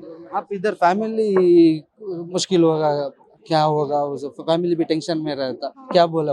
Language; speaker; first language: Hindi; non-native, local second language; Kannada